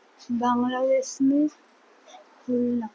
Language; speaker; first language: Hindi; non-native, learner; Bangla